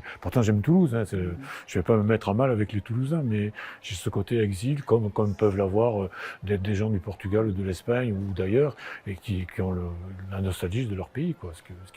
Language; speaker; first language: French; native; French